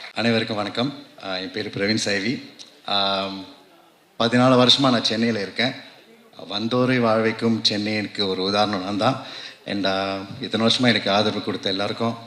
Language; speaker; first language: Tamil; early bilingual, heritage; Tamil